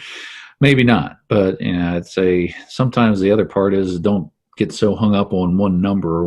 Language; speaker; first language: English; native; English